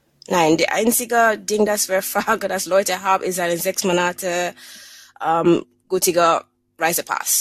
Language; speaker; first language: German; non-native, fluent; English